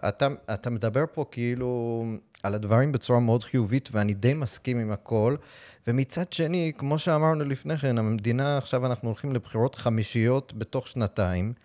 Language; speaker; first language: Hebrew; non-native, fluent; English